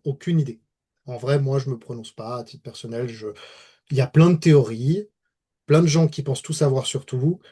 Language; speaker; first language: French; native; French